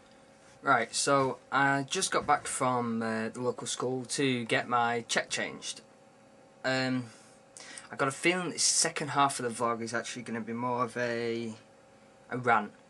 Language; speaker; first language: English; native; English